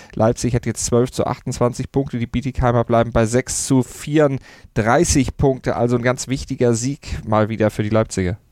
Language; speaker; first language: German; native; German